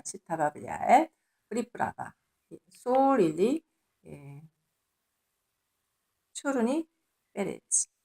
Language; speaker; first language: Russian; non-native, learner; Korean